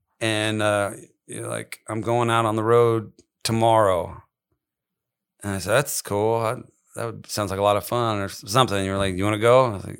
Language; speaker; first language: English; native; English